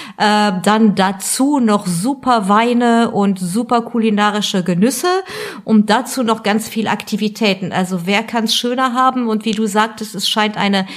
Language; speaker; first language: German; non-native, local second language; French